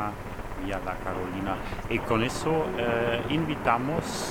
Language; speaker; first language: Spanish; non-native, learner; French